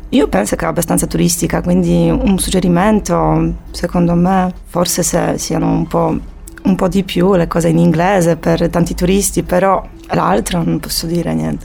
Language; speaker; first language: Italian; non-native, fluent; Polish